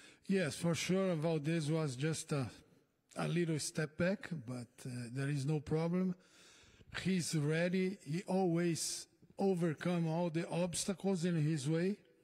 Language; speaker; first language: English; non-native, fluent; Portuguese